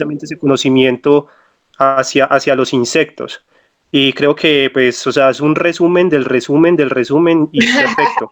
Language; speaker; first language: Spanish; native; Spanish